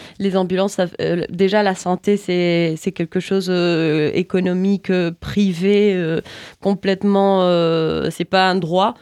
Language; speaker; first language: French; non-native, learner; Spanish